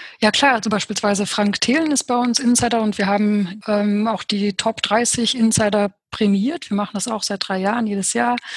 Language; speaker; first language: German; early bilingual, other home language; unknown